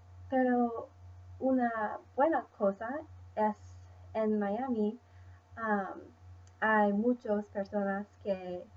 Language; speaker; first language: Spanish; non-native, learner; English